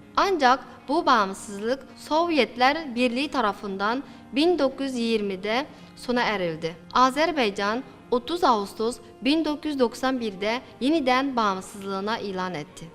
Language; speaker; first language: Turkish; non-native, fluent; Uyghur